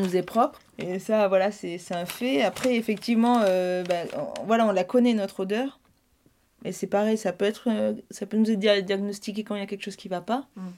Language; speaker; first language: French; native; French